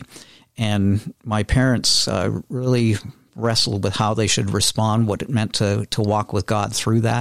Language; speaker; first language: English; native; English